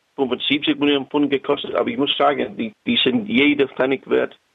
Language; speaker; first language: German; non-native, learner; English